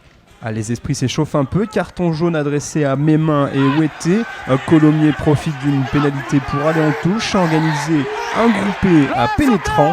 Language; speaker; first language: French; native; French